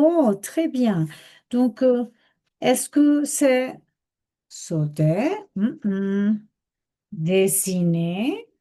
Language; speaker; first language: French; non-native, fluent; Spanish